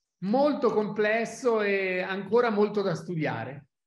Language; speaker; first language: Italian; native; Italian